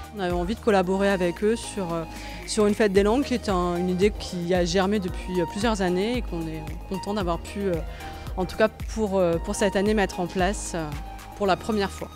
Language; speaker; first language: French; native; French